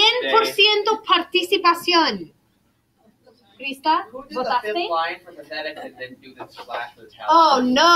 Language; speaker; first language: Spanish; non-native, fluent; English